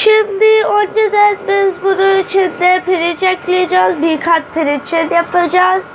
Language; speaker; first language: Turkish; non-native, learner; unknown